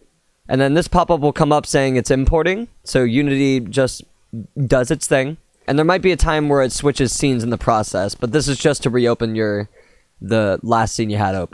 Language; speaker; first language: English; native; English